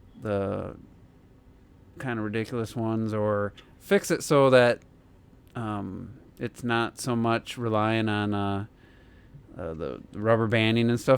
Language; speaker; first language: English; native; English